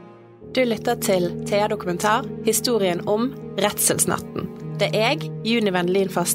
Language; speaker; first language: Norwegian; native; Norwegian